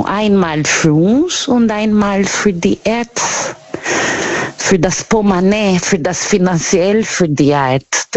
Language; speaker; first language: German; non-native, learner; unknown